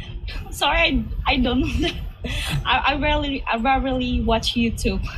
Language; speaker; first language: English; non-native, learner; Indonesian